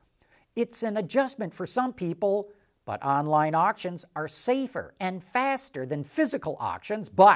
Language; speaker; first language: English; native; English